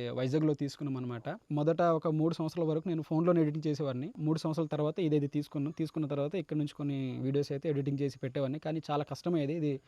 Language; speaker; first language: Telugu; native; Telugu